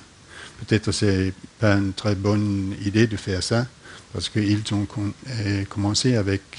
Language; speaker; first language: French; non-native, fluent; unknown